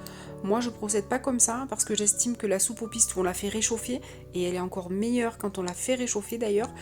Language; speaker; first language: French; native; French